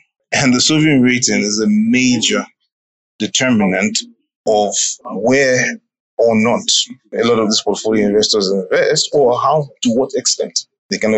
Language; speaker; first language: English; non-native, local second language; Yoruba